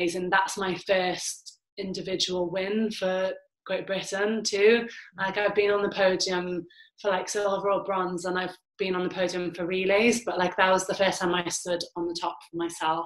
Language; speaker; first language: English; native; English